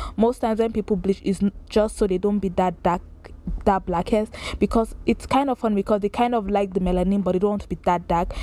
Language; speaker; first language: English; non-native, local second language; Yoruba